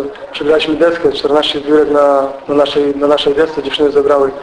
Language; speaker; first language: Polish; native; Polish